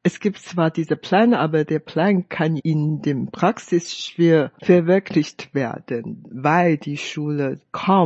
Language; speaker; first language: German; non-native, fluent; Hakka Chinese